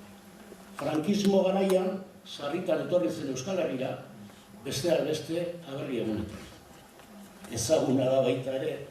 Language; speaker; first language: Basque; native; Basque